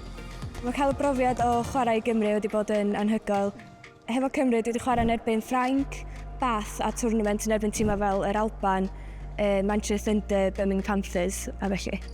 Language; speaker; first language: Welsh; native; Welsh